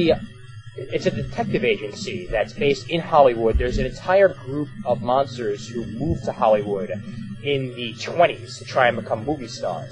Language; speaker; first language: English; native; English